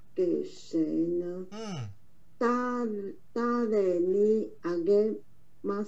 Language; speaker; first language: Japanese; non-native, learner; Chinese